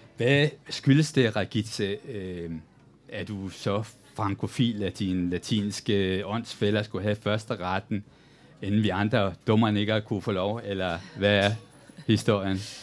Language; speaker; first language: Danish; native; Danish